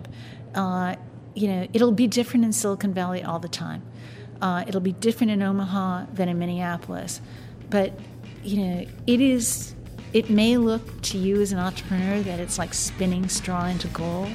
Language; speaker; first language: English; native; English